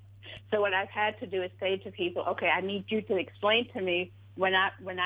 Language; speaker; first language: English; native; English